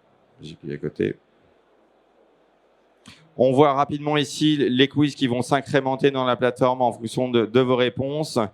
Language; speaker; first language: French; native; French